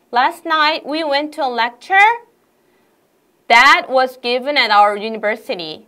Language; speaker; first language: English; non-native, fluent; Korean